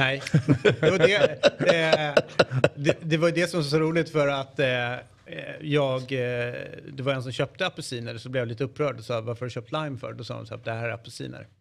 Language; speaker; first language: Swedish; native; Swedish